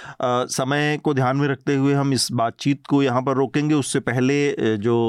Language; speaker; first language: Hindi; native; Hindi